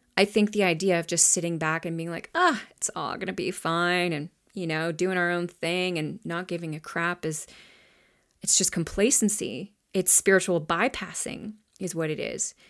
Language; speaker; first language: English; native; English